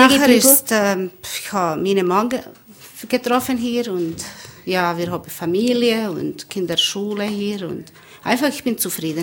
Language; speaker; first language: German; non-native, learner; Bosnian